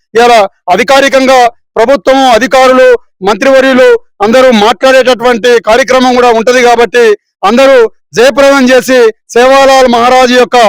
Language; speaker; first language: Telugu; non-native, local second language; Lambadi